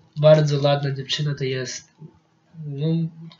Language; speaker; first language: Polish; non-native, local second language; Lithuanian